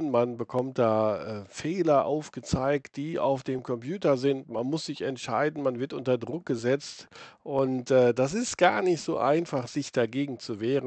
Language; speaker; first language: German; native; German